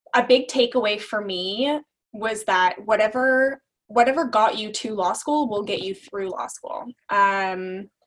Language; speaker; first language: English; native; English